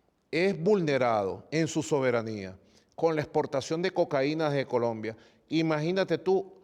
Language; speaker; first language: Spanish; native; Spanish